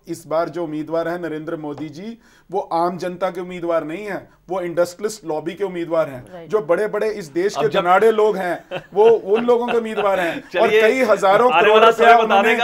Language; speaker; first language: Hindi; native; Hindi